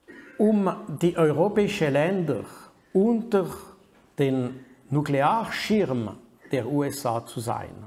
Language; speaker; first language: German; non-native, fluent; French